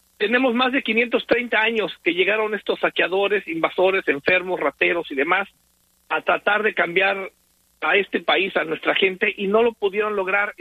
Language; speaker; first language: Spanish; native; Spanish